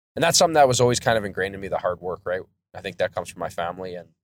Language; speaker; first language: English; native; English